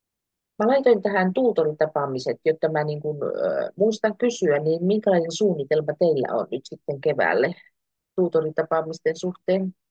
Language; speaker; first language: Finnish; native; Finnish